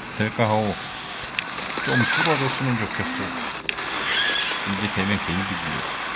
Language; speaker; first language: Korean; native; Korean